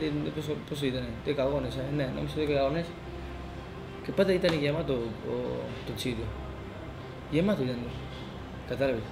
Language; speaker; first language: Greek; non-native, fluent; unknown